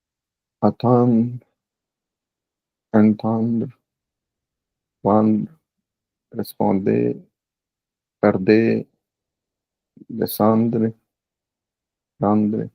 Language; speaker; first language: French; non-native, learner; Punjabi